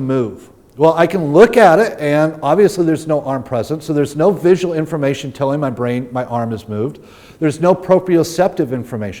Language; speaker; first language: English; native; English